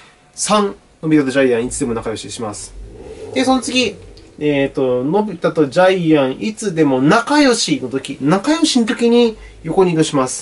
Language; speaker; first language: Japanese; native; Japanese